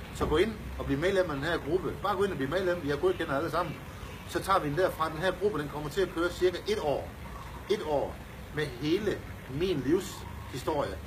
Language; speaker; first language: Danish; native; Danish